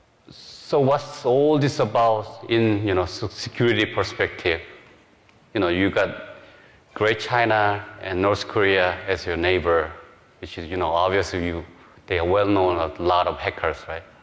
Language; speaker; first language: English; non-native, fluent; Korean